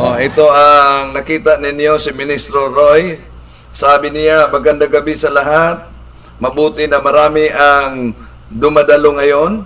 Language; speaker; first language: Filipino; non-native, local second language; Cebuano